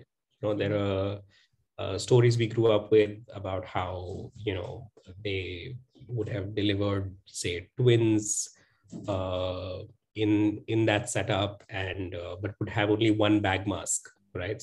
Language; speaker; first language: English; non-native, local second language; Hindi